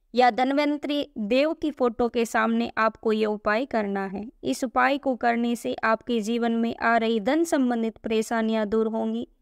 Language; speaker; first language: Hindi; native; Hindi